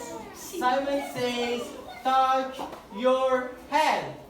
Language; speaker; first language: English; non-native, learner; Indonesian